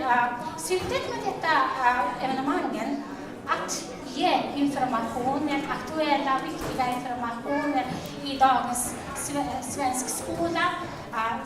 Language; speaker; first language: Swedish; non-native, fluent; Mongolian